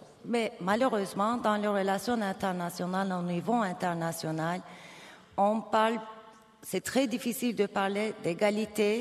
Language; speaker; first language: French; non-native, fluent; Turkish